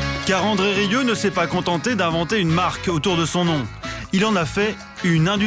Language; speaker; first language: French; native; French